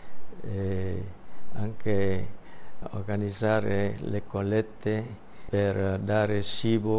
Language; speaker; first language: Italian; non-native, fluent; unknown